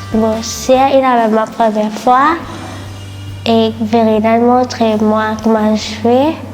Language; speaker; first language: French; non-native, learner; Morisyen